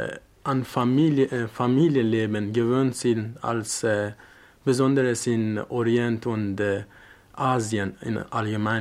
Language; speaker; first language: German; non-native, learner; Persian